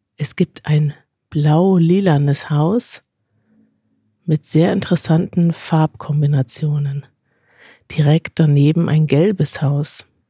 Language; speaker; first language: German; native; German